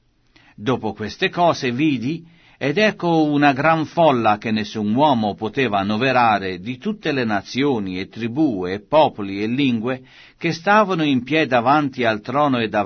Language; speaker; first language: Italian; native; Italian